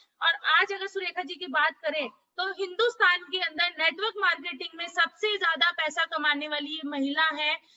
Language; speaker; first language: Hindi; native; Hindi